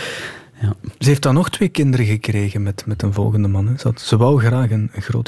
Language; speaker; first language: Dutch; native; Dutch